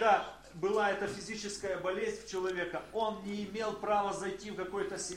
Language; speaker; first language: Polish; non-native, learner; Russian